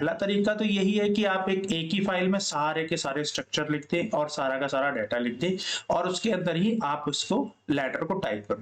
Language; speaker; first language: Hindi; native; Hindi